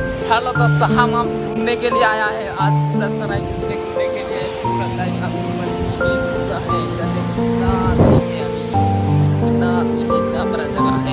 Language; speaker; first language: Hindi; non-native, local second language; Assamese